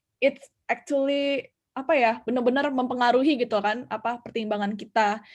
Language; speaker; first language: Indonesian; native; Indonesian